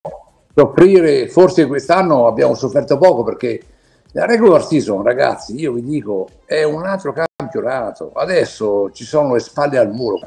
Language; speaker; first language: Italian; native; Italian